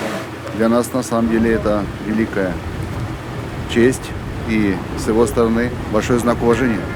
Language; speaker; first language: Russian; native; Russian